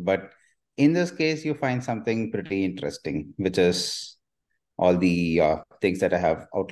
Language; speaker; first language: English; non-native, local second language; Tamil